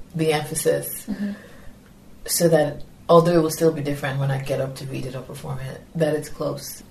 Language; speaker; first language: English; non-native, local second language; Yoruba